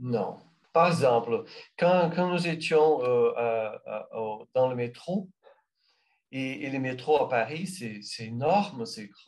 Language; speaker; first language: French; non-native, learner; Portuguese